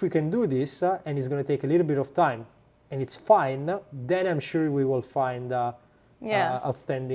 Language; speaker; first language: English; non-native, fluent; Italian